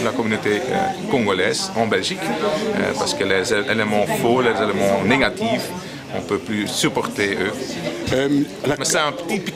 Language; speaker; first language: French; non-native, local second language; Dutch